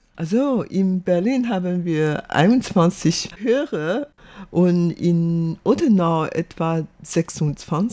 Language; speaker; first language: German; non-native, fluent; Chinese